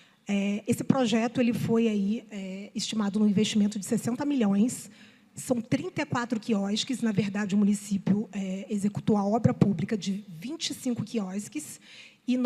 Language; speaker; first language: Portuguese; native; Portuguese